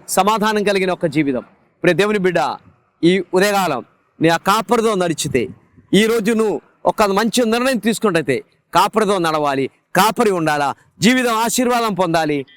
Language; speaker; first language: Telugu; non-native, fluent; Malayalam